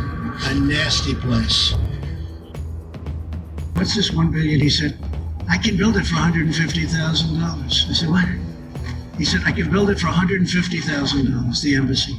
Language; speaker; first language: English; native; English